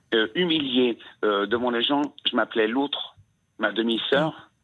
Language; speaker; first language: French; native; French